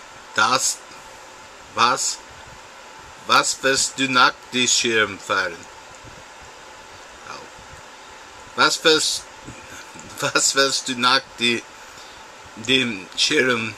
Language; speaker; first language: German; non-native, learner; English